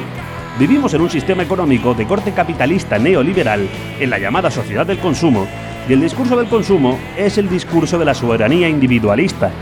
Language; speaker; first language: Spanish; native; Spanish